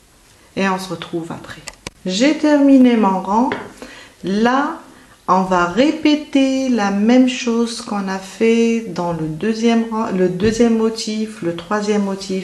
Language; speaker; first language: French; native; French